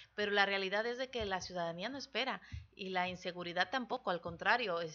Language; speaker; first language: Spanish; native; Spanish